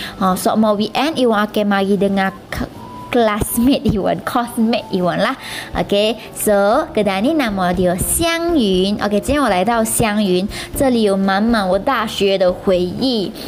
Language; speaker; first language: Malay; non-native, local second language; Chinese